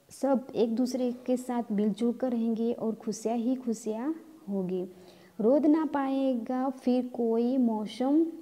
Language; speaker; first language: Hindi; non-native, local second language; Gamit